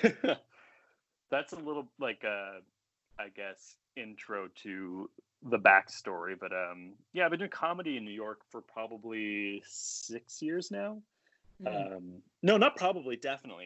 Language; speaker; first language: English; native; English